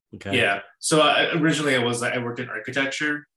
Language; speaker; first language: English; native; English